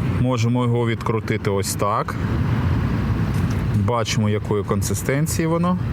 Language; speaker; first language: Ukrainian; native; Ukrainian